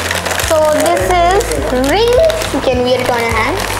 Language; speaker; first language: English; non-native, local second language; Hindi